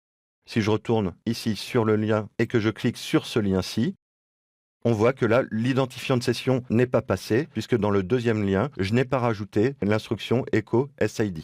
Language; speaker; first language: French; native; French